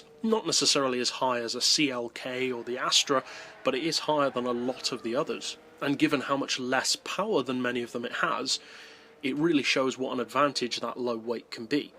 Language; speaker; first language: English; native; English